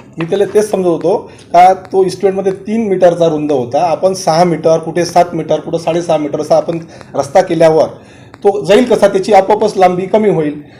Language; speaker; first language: Marathi; native; Marathi